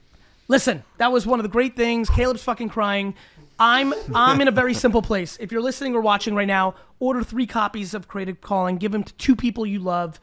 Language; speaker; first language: English; early bilingual, other home language; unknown